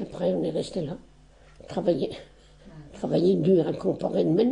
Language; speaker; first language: French; non-native, local second language; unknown